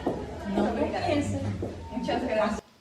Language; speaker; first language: Portuguese; non-native, learner; Spanish